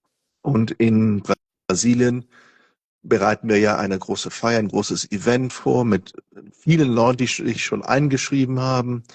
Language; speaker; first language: German; non-native, fluent; Portuguese